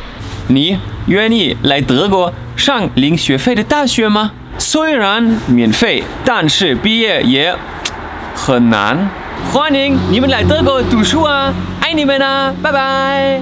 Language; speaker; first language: Chinese; non-native, fluent; German